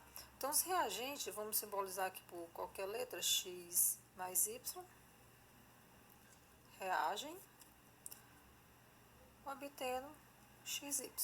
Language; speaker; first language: Portuguese; native; Portuguese